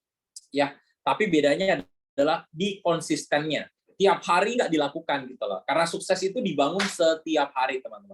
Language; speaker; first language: Indonesian; native; Indonesian